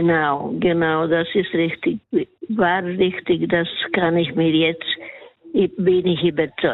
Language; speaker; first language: German; non-native, learner; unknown